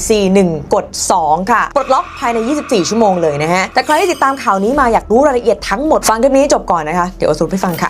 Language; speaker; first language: Thai; native; Thai